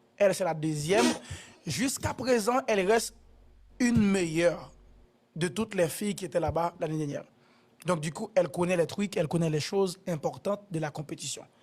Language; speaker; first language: French; non-native, local second language; Haitian Creole